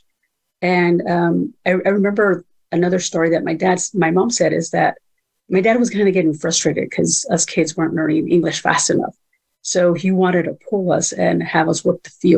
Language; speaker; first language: English; early bilingual, other home language; Spanish